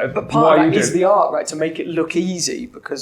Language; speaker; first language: English; native; English